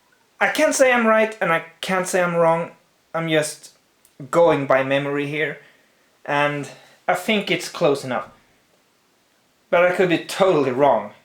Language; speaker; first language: English; non-native, fluent; Swedish